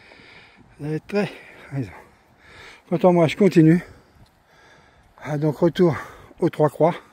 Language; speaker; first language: French; native; French